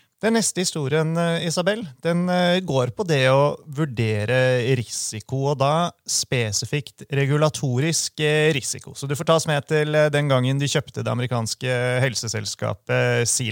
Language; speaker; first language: Norwegian; native; Norwegian